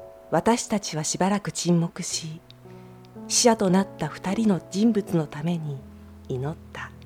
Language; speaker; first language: Japanese; native; Japanese